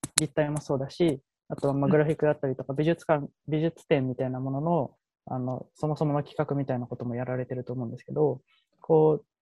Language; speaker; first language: Japanese; native; Japanese